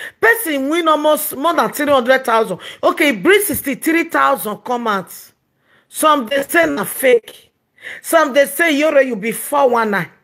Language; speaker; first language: Nigerian Pidgin; non-native, local second language; Yoruba